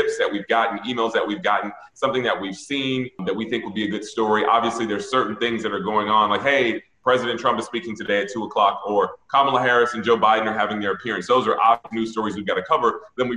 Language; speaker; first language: English; native; English